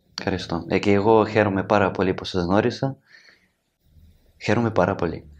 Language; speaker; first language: Greek; non-native, learner; Ukrainian